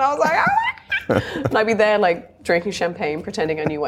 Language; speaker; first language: English; native; English